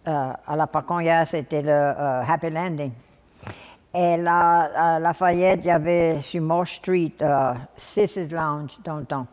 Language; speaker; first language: French; non-native, local second language; English